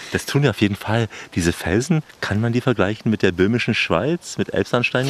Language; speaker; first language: German; native; German